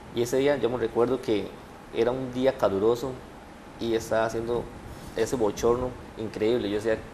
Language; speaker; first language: Spanish; native; Spanish